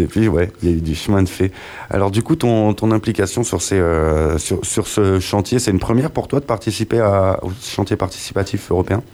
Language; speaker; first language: French; native; French